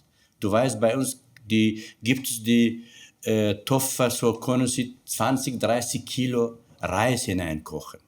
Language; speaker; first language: German; non-native, learner; Kurdish